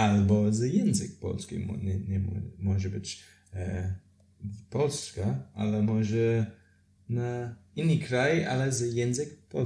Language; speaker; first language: Polish; non-native, learner; English